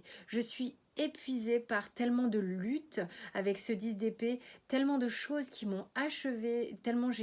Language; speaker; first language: French; native; French